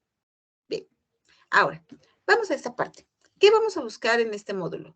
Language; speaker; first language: Spanish; native; Spanish